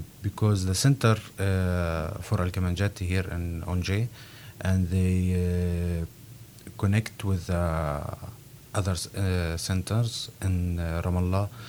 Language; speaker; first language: English; non-native, learner; Arabic